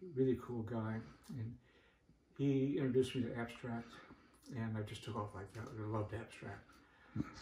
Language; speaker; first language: English; native; English